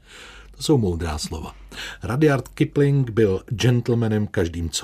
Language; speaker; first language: Czech; native; Czech